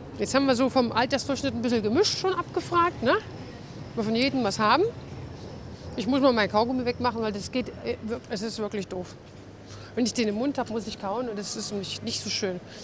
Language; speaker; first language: German; native; German